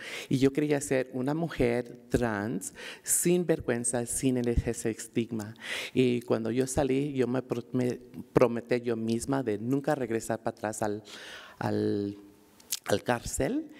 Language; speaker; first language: Spanish; early bilingual, heritage; Spanish